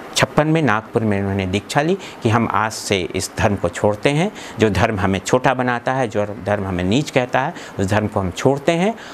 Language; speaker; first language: Hindi; native; Hindi